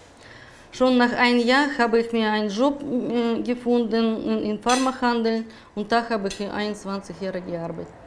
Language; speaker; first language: German; non-native, fluent; Russian